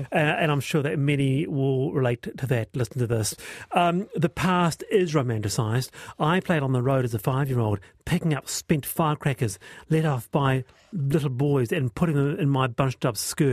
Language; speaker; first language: English; native; English